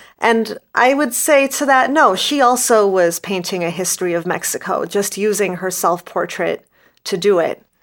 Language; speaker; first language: English; native; English